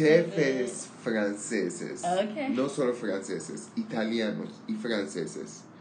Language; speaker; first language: Spanish; non-native, learner; Armenian